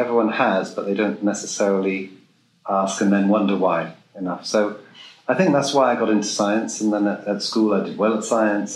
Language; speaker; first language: English; native; English